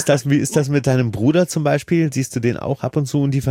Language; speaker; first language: German; native; German